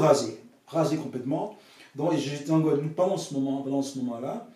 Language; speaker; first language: French; non-native, fluent; English